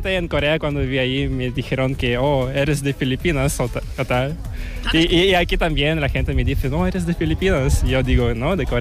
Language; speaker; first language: Spanish; non-native, fluent; Korean